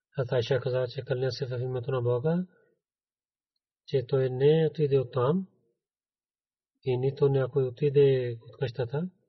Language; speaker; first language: Bulgarian; non-native, learner; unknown